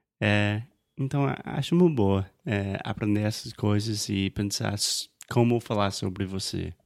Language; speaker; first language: Portuguese; non-native, fluent; English